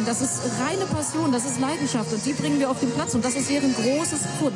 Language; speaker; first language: German; native; German